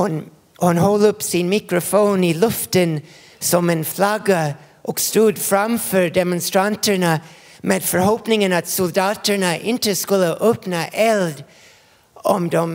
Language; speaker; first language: Swedish; non-native, fluent; English